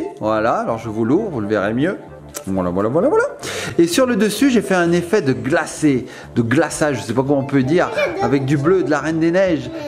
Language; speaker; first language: French; native; French